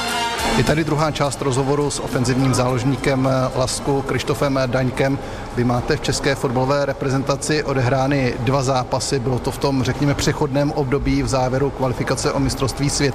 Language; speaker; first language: Czech; native; Czech